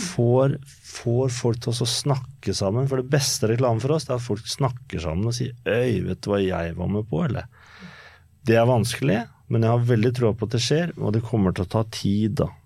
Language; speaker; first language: Norwegian; native; Norwegian